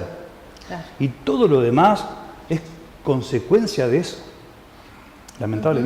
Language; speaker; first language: Spanish; native; Spanish